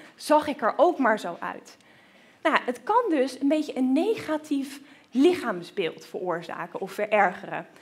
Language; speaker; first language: Dutch; native; Dutch